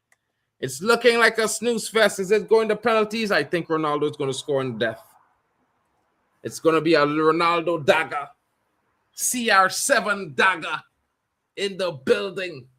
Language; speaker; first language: English; native; English